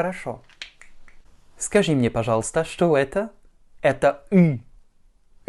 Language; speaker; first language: Russian; non-native, fluent; French